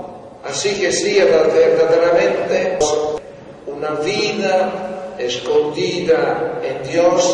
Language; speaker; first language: Spanish; non-native, fluent; Italian